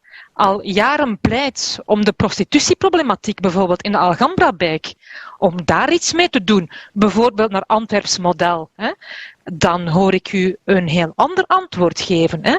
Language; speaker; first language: Dutch; native; Dutch